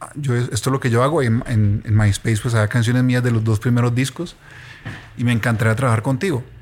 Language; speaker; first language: Spanish; native; Spanish